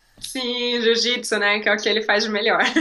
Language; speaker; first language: Portuguese; native; Portuguese